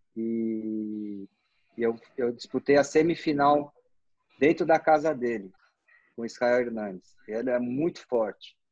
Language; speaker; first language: Portuguese; native; Portuguese